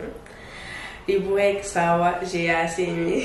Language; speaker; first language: French; non-native, local second language; Wolof